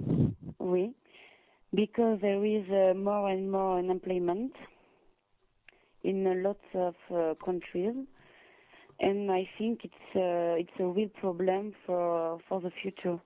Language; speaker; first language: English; non-native, learner; French